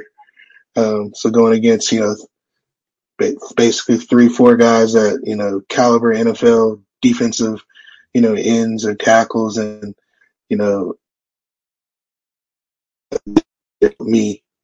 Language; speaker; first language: English; native; English